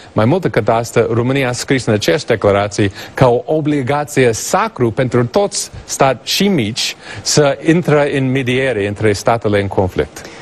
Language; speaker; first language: Romanian; non-native, fluent; English